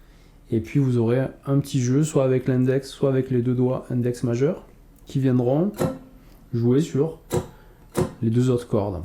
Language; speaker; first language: French; native; French